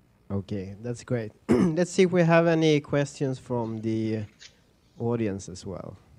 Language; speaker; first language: English; non-native, fluent; Swedish